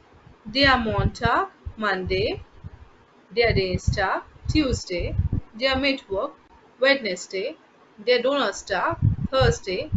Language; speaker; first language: German; non-native, fluent; Bangla